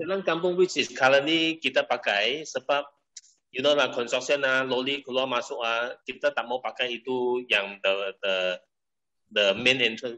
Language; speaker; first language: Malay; non-native, local second language; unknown